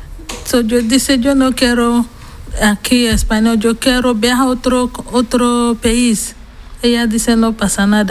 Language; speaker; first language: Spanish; non-native, learner; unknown